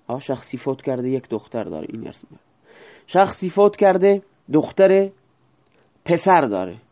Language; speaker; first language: Persian; non-native, local second language; Baluchi